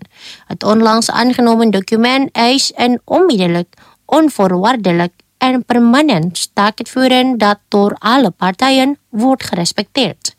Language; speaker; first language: Dutch; non-native, fluent; Indonesian